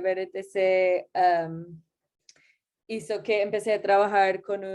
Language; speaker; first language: Spanish; non-native, fluent; English